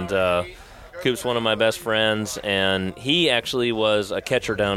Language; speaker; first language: English; native; English